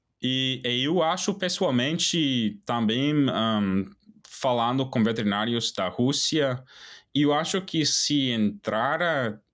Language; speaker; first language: Portuguese; non-native, fluent; English